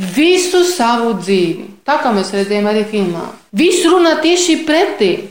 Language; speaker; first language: Latvian; non-native, fluent; Polish